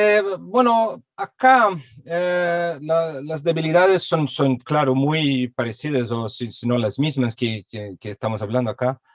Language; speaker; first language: Spanish; non-native, fluent; Portuguese